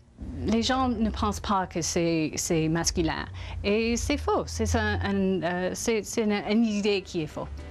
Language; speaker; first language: French; non-native, fluent; English